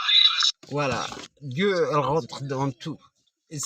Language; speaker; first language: French; non-native, fluent; Arabic